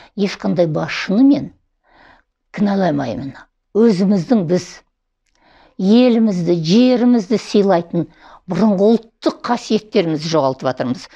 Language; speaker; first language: Kazakh; native; Kazakh